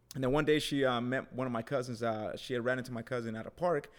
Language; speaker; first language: English; early bilingual, other home language; Spanish